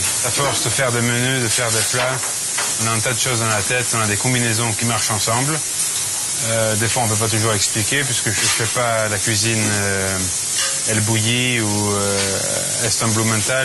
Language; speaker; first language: French; non-native, fluent; Swedish